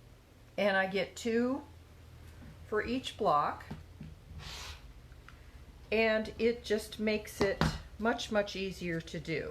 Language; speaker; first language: English; native; English